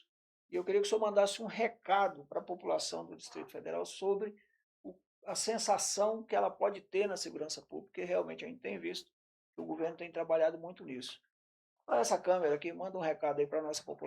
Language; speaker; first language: Portuguese; native; Portuguese